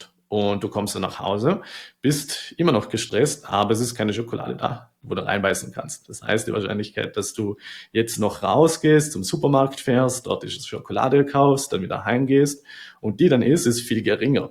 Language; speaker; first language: German; native; German